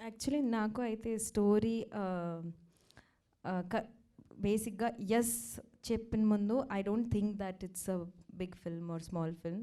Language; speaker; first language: Telugu; non-native, local second language; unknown